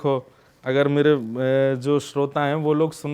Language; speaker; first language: Hindi; native; Hindi